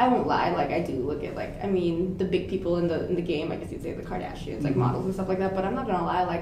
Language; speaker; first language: English; native; English